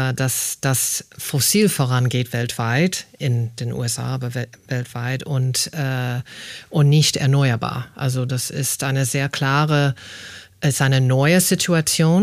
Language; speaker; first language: German; non-native, fluent; English